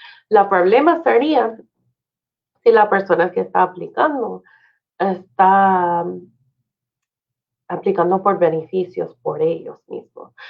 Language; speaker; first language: Spanish; non-native, fluent; English